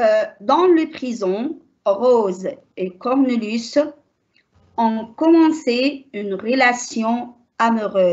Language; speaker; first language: French; non-native, learner; Arabic